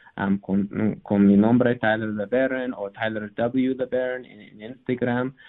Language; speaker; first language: Spanish; non-native, learner; English